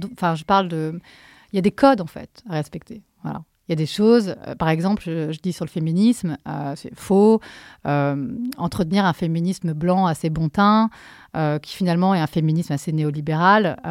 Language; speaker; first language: French; native; French